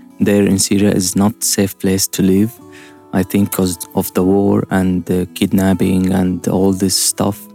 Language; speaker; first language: English; non-native, learner; Arabic